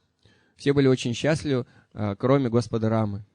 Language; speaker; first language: Russian; native; Russian